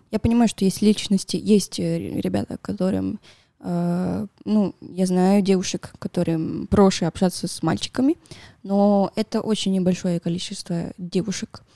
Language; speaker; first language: Russian; non-native, fluent; Spanish